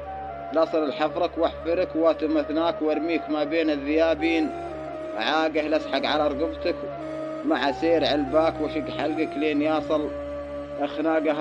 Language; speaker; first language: Arabic; native; Arabic